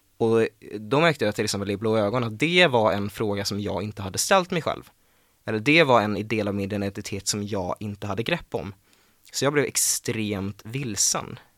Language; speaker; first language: Swedish; native; Swedish